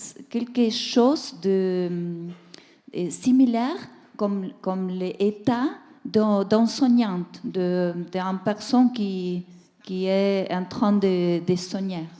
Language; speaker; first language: French; non-native, learner; Spanish